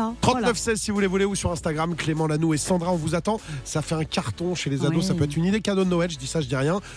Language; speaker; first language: French; native; French